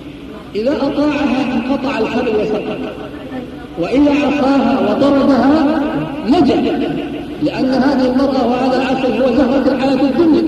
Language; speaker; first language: Arabic; native; Arabic